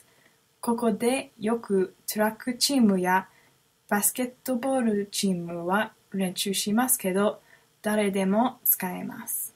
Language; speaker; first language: Japanese; non-native, learner; English